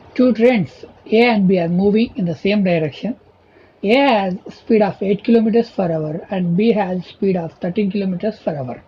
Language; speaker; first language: English; non-native, local second language; Telugu